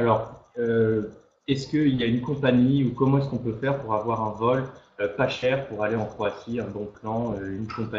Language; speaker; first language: French; native; French